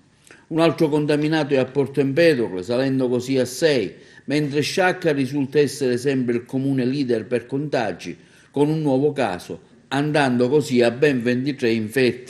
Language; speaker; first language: Italian; native; Italian